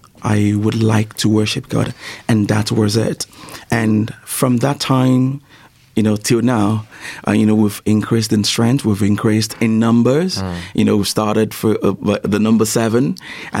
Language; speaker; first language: English; non-native, local second language; Yoruba